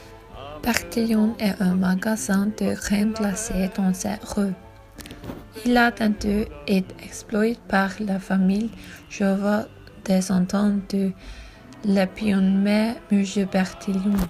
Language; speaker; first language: French; non-native, learner; Icelandic